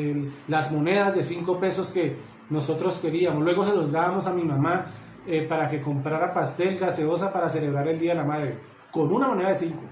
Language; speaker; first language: Spanish; native; Spanish